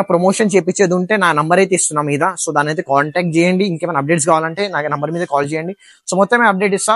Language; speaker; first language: Telugu; non-native, local second language; Hindi